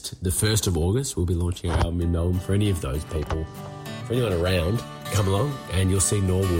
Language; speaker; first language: English; native; English